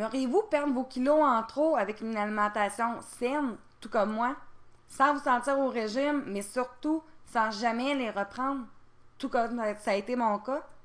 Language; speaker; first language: French; native; French